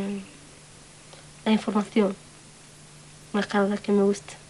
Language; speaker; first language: Spanish; non-native, learner; Arabic